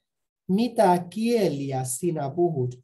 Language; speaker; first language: Finnish; non-native, fluent; Burmese